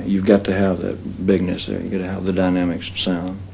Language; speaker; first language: English; native; English